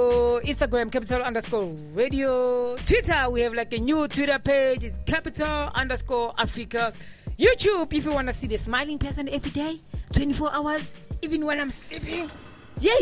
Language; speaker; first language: English; non-native, local second language; Zulu